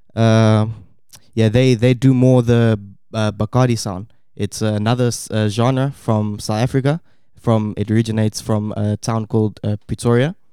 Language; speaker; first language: English; native; English